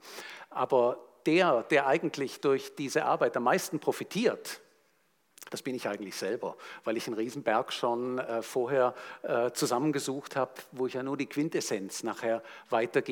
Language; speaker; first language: German; native; German